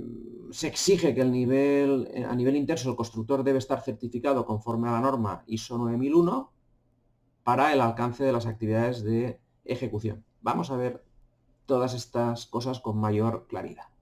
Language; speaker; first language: Spanish; native; Spanish